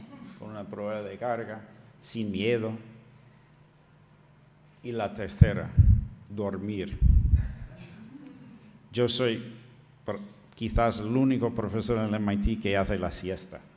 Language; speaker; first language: Spanish; non-native, fluent; English